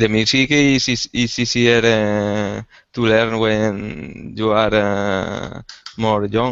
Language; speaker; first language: English; non-native, learner; Spanish